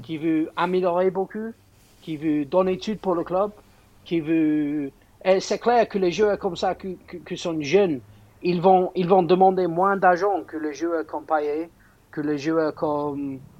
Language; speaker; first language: French; non-native, fluent; English